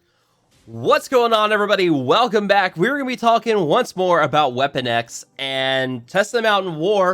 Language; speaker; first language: English; native; English